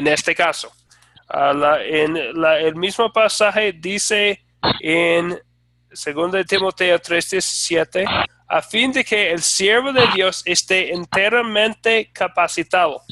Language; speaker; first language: Spanish; non-native, fluent; English